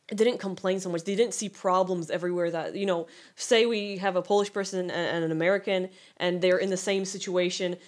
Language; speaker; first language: English; non-native, fluent; Polish